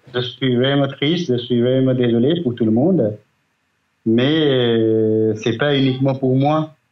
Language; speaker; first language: French; non-native, fluent; Nepali